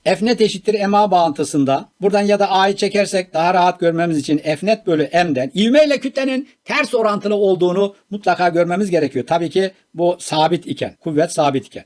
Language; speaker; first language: Turkish; native; Turkish